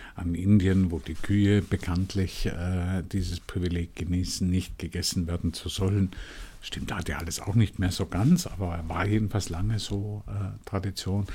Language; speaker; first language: German; native; German